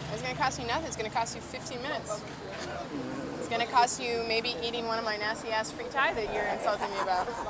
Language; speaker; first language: English; native; English